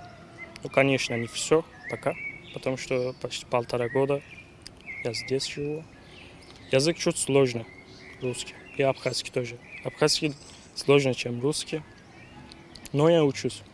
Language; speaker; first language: Russian; non-native, learner; Turkish